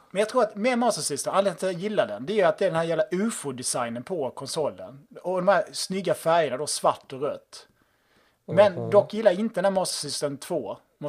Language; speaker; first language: Swedish; native; Swedish